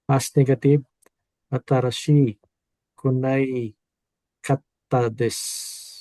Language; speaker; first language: Japanese; non-native, learner; Filipino